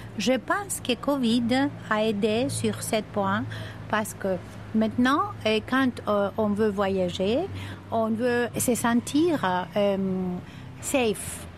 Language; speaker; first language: French; non-native, fluent; Greek